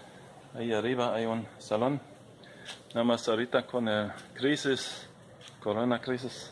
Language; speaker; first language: Spanish; non-native, fluent; German